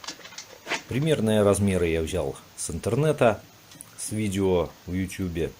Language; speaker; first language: Russian; native; Russian